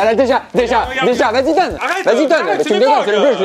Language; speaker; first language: French; native; French